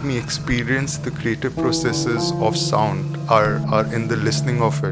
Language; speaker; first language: English; non-native, local second language; Hindi